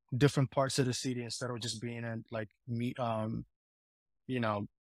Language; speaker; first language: English; early bilingual, heritage; Italian